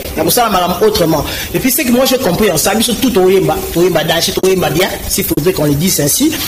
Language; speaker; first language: French; non-native, local second language; Lingala